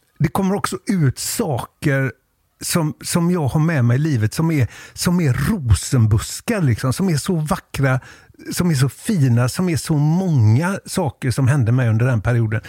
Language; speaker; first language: Swedish; native; Swedish